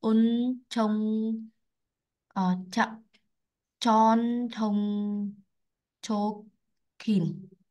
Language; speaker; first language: Korean; non-native, learner; Vietnamese